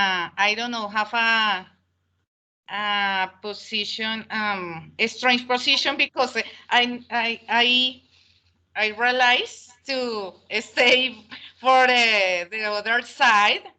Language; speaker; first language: English; non-native, learner; Spanish